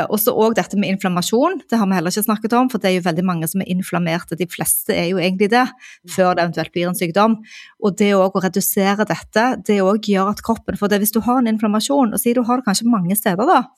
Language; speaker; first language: Norwegian; native; Norwegian